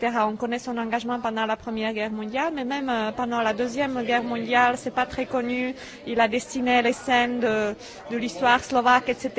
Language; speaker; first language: French; non-native, fluent; Czech